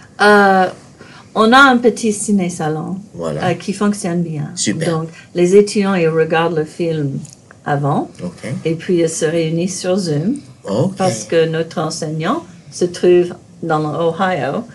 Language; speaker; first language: French; non-native, fluent; English